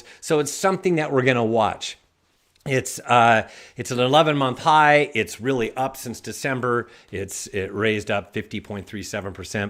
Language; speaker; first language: English; native; English